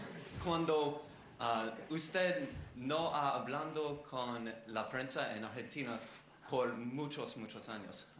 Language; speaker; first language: Spanish; non-native, learner; English